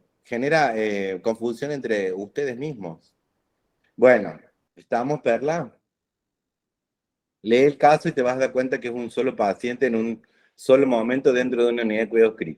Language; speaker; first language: Spanish; native; Spanish